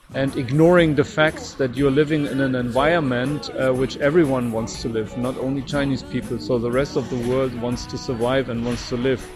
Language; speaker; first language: English; non-native, fluent; German